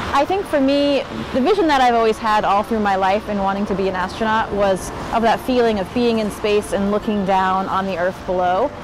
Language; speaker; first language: English; early bilingual, other home language; Swedish